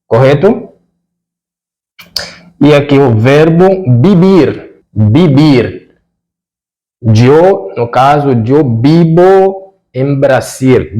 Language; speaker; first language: Portuguese; non-native, fluent; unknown